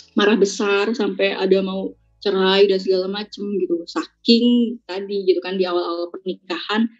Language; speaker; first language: Indonesian; native; Indonesian